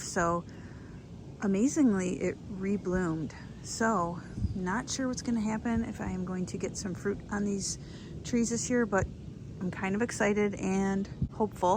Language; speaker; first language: English; native; English